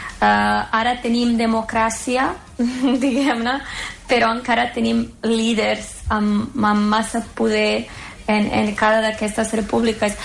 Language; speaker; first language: Catalan; non-native, fluent; Serbian